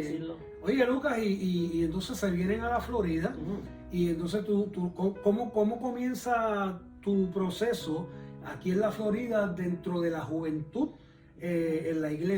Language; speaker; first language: Spanish; native; Spanish